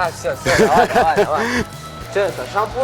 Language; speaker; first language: Russian; non-native, local second language; Kyrgyz